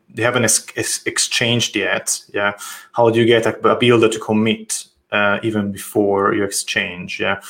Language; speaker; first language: English; non-native, fluent; Italian